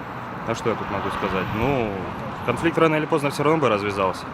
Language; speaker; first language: Russian; native; Russian